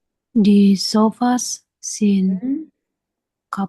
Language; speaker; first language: German; non-native, learner; Indonesian